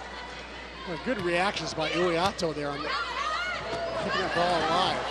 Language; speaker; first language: English; native; English